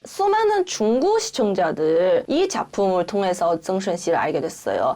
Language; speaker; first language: Korean; non-native, fluent; Chinese